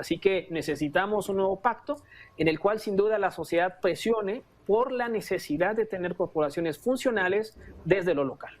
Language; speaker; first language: Spanish; native; Spanish